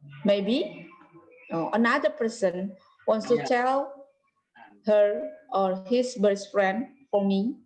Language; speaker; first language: English; non-native, learner; Indonesian